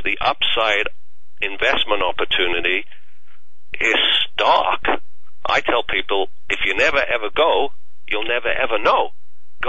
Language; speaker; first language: English; native; English